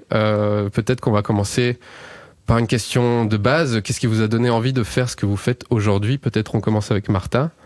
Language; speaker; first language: French; native; French